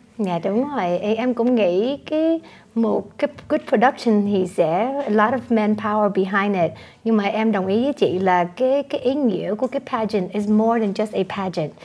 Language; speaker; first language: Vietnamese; early bilingual, heritage; Vietnamese